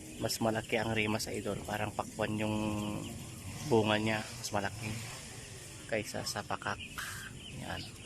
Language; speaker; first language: Filipino; non-native, local second language; Iloko